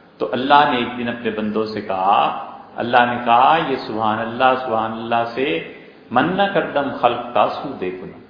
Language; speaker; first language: Urdu; native; Urdu